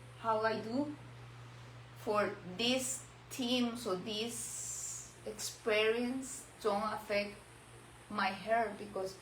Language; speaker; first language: English; non-native, learner; Spanish